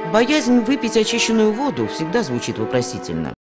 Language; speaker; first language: Russian; native; Russian